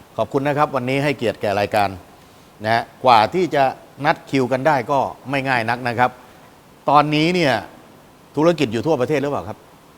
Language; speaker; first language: Thai; native; Thai